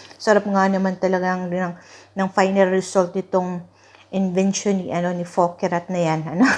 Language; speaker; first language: Filipino; non-native, local second language; Cebuano